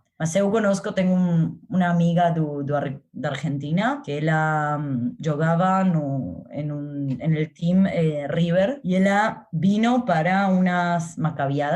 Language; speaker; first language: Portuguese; non-native, learner; Spanish